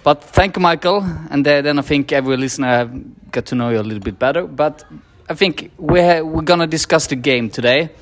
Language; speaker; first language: English; non-native, fluent; Swedish